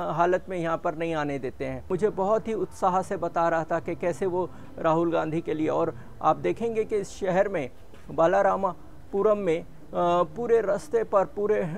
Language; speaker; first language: Hindi; non-native, local second language; Marathi